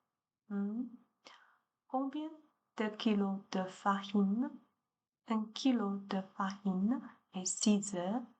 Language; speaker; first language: French; non-native, learner; Chinese